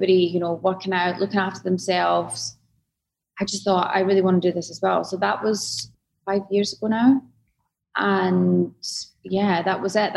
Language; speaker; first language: English; native; English